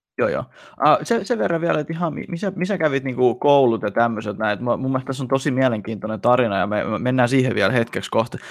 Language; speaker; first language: Finnish; native; Finnish